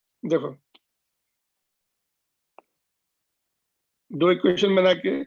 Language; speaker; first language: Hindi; non-native, local second language; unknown